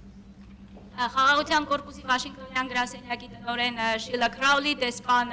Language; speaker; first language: Armenian; native; Armenian